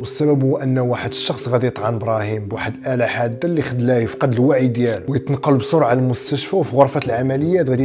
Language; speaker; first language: Arabic; native; Arabic